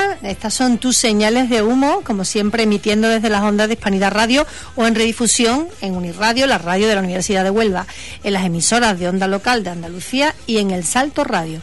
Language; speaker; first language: Spanish; native; Spanish